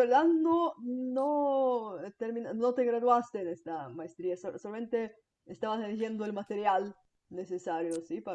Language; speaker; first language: Spanish; non-native, fluent; Bulgarian